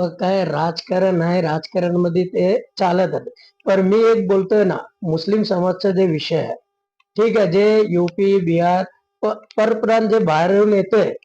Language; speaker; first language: Marathi; non-native, local second language; Urdu